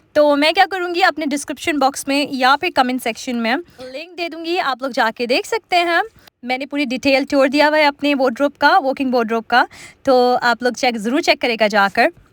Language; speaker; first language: Urdu; native; Urdu